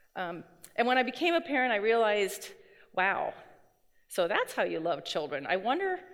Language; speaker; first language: English; native; English